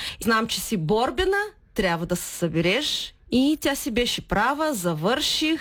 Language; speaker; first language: Bulgarian; early bilingual, heritage; Bulgarian